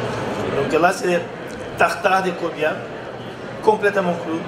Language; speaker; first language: French; non-native, learner; Portuguese